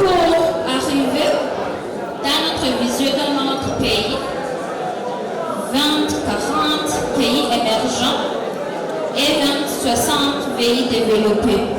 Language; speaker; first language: French; non-native, local second language; Rundi